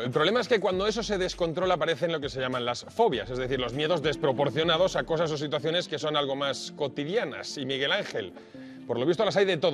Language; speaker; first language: Spanish; native; Spanish